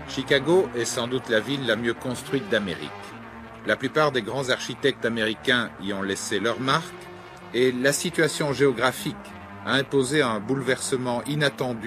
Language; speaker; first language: French; native; French